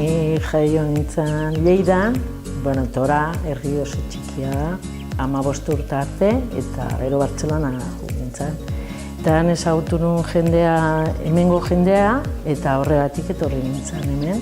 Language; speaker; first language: Basque; non-native, learner; Catalan